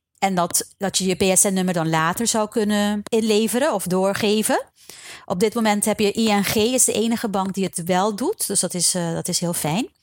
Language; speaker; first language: Dutch; non-native, local second language; Papiamento